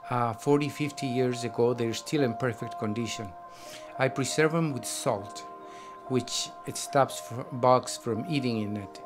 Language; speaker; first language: English; non-native, fluent; Spanish